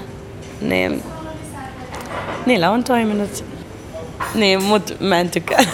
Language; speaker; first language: Finnish; early bilingual, other home language; Arabic